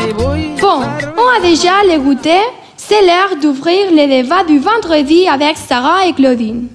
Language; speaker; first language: French; non-native, learner; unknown